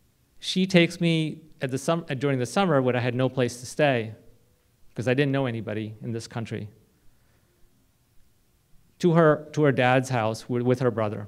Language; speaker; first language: English; non-native, local second language; Hindi